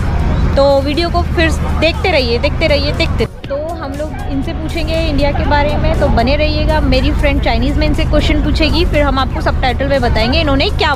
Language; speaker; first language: Hindi; native; Hindi